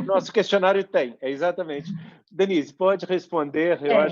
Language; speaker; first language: Portuguese; native; Portuguese